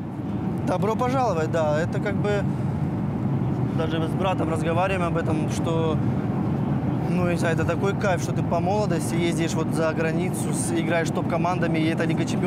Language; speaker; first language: Russian; native; Russian